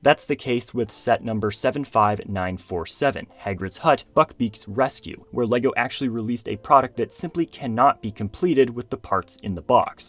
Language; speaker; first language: English; native; English